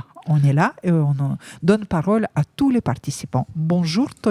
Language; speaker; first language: French; native; French